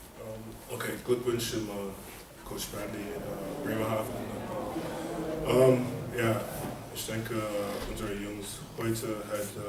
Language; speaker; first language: German; non-native, learner; English